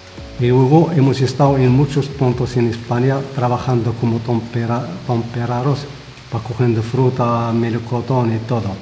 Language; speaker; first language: Spanish; non-native, fluent; Arabic